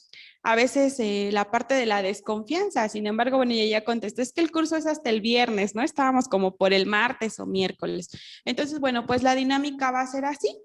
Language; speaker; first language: Spanish; native; Spanish